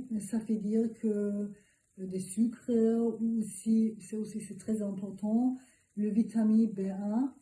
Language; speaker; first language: French; non-native, learner; Turkish